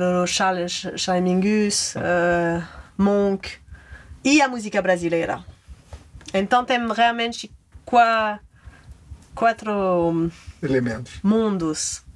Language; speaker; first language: Portuguese; non-native, learner; French